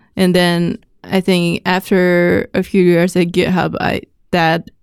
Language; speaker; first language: English; non-native, fluent; Chinese